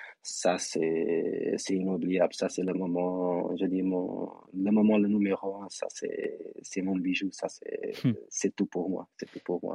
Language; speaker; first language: French; non-native, fluent; Kabuverdianu